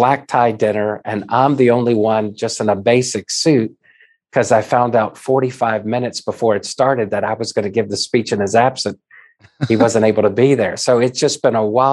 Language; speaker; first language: English; native; English